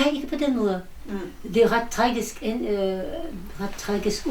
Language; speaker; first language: Danish; non-native, learner; Russian